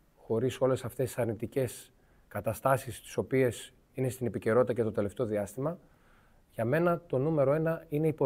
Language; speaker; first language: Greek; native; Greek